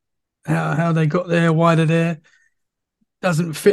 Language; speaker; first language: English; native; English